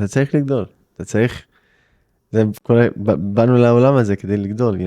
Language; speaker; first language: Hebrew; early bilingual, heritage; English